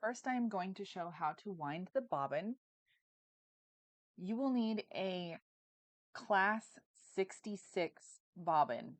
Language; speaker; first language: English; native; English